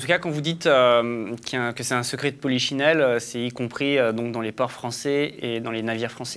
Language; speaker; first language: French; native; French